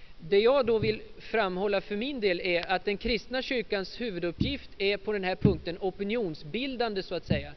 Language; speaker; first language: Swedish; native; Swedish